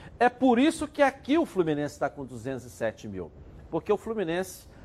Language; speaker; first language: Portuguese; native; Portuguese